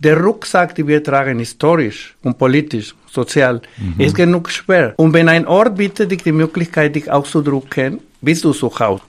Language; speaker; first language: German; non-native, fluent; Spanish